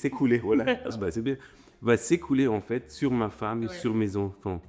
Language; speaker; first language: French; native; French